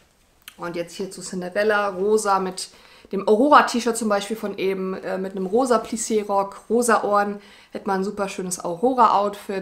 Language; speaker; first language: German; native; German